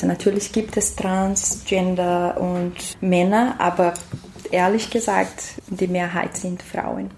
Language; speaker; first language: German; non-native, learner; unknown